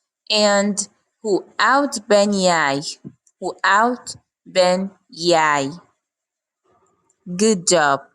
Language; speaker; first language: Dutch; non-native, learner; Arabic